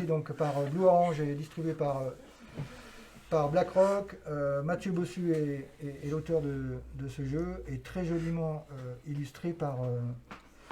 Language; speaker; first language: French; native; French